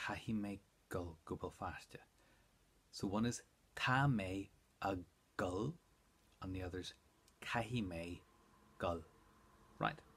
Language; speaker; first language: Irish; non-native, local second language; English